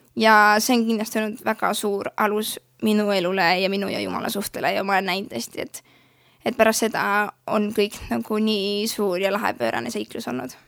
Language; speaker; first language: Estonian; native; Estonian